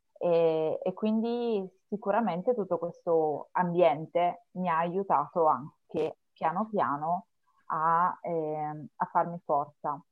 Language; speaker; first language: Italian; native; Italian